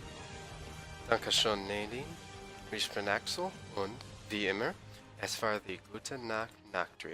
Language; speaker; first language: German; non-native, learner; English